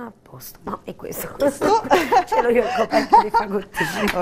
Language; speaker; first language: Italian; native; Italian